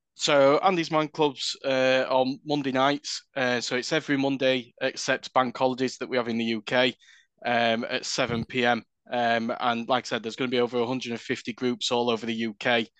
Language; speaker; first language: English; native; English